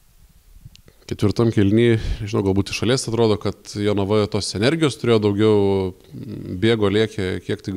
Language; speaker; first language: Lithuanian; native; Lithuanian